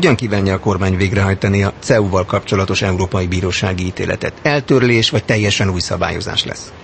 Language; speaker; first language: Hungarian; native; Hungarian